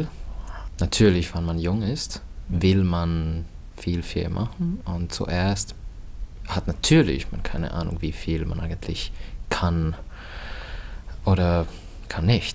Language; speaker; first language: German; non-native, fluent; Finnish